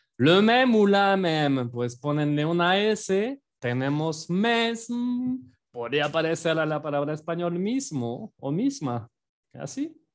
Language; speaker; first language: Spanish; non-native, fluent; French